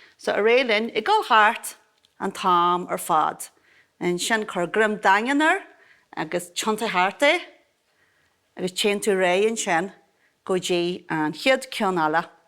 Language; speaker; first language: Irish; native; Irish